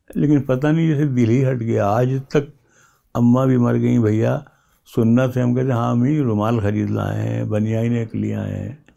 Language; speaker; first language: Hindi; native; Hindi